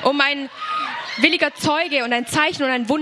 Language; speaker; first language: German; native; German